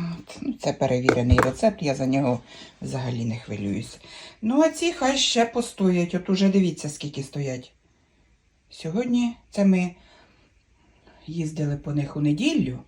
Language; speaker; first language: Ukrainian; native; Ukrainian